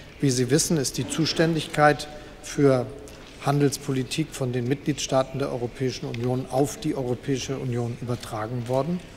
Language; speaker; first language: German; native; German